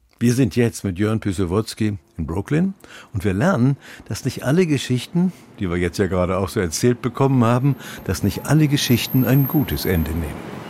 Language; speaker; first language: German; native; German